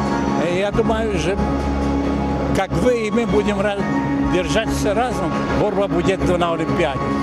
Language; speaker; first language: Russian; non-native, learner; English